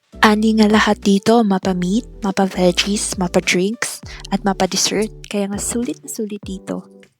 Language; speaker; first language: Filipino; native; Filipino